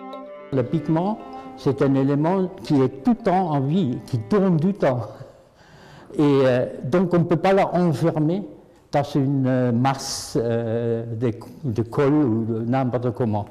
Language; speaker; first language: French; non-native, fluent; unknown